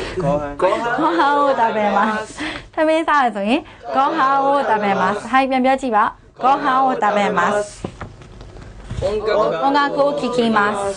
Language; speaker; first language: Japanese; non-native, fluent; Burmese